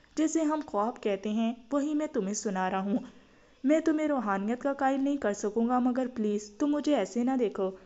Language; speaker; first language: Hindi; native; Hindi